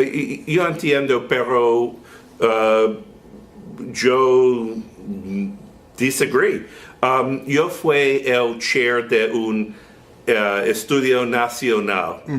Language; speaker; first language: Spanish; non-native, learner; English